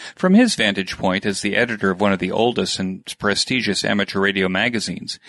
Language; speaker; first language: English; native; English